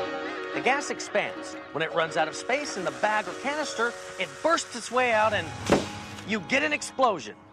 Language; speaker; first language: English; native; English